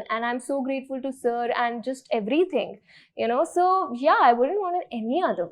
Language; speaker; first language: English; non-native, local second language; Hindi